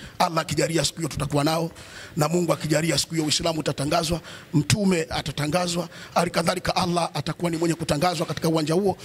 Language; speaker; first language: Swahili; native; Swahili